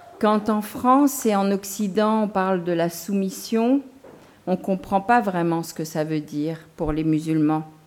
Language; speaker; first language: French; non-native, local second language; Gujarati